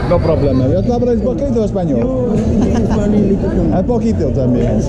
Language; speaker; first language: Spanish; non-native, learner; English